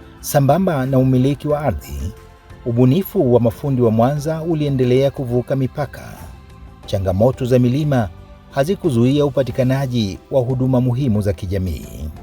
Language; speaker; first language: Swahili; native; Swahili